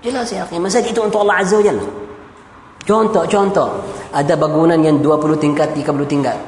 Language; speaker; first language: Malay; non-native, fluent; Arabic